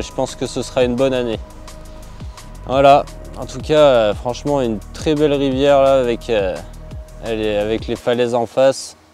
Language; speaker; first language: French; native; French